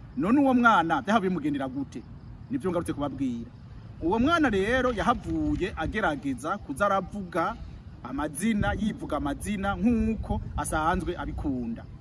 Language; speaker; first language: Rundi; native; Rundi